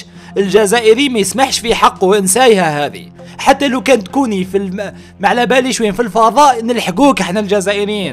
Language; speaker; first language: Arabic; native; Arabic